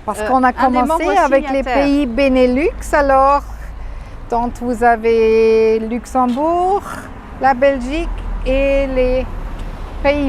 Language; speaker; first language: French; non-native, fluent; German